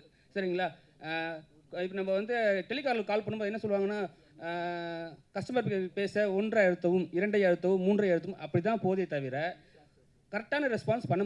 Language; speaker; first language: Tamil; native; Tamil